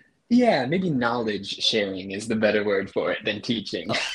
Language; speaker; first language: English; native; English